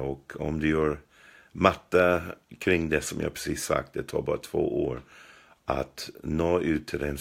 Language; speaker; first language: Swedish; non-native, fluent; English